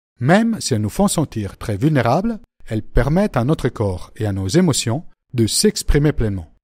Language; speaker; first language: French; native; French